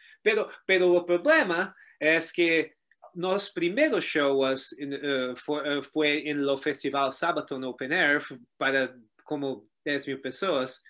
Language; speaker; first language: Spanish; non-native, learner; Portuguese